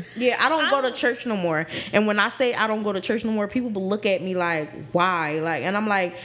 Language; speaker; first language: English; native; English